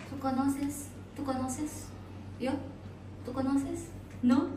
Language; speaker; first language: Spanish; non-native, learner; Filipino